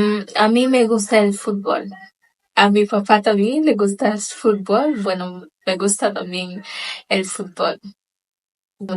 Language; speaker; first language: Spanish; non-native, local second language; Haitian Creole